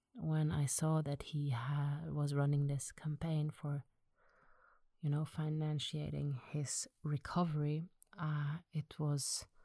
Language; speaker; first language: English; non-native, fluent; Norwegian